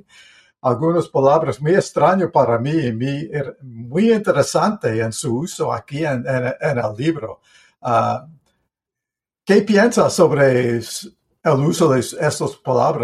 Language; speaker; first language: Spanish; non-native, learner; English